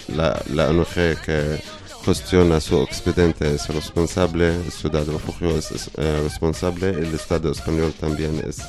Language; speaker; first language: Spanish; non-native, learner; Arabic